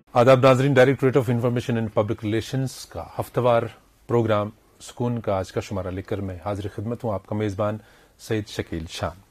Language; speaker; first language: Urdu; non-native, local second language; Kashmiri